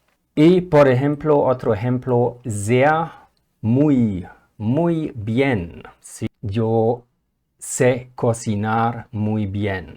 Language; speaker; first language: Spanish; non-native, fluent; German